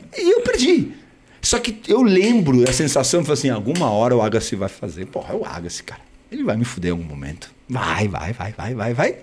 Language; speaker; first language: Portuguese; early bilingual, other home language; Spanish